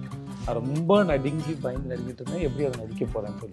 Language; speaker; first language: Tamil; native; Tamil